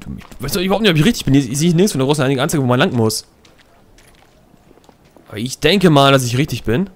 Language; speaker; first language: German; native; German